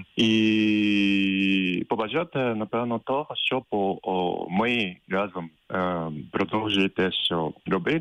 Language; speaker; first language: Ukrainian; non-native, fluent; Japanese